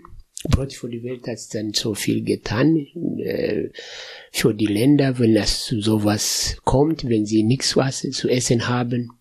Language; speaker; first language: German; non-native, fluent; Swahili